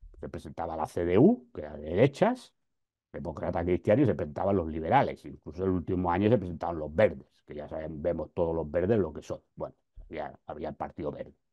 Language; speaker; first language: Spanish; native; Spanish